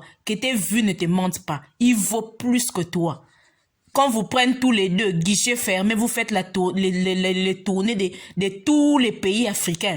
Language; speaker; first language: French; non-native, local second language; Lingala